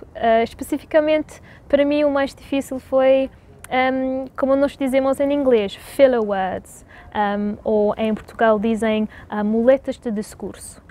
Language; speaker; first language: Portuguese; non-native, fluent; English